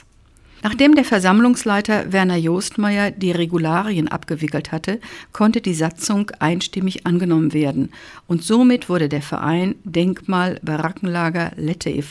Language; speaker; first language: German; native; German